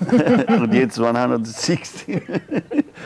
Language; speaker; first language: German; non-native, fluent; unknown